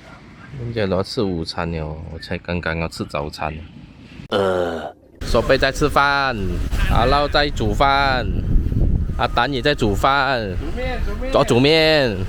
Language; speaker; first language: Chinese; native; Chinese